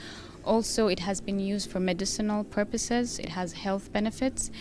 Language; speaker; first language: English; non-native, local second language; Arabic